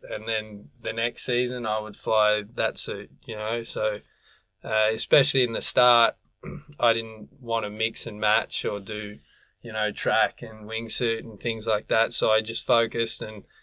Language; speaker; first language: English; native; English